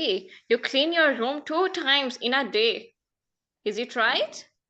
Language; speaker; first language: English; non-native, fluent; Urdu